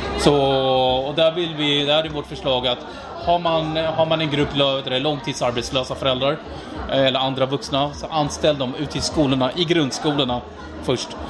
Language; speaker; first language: Swedish; non-native, fluent; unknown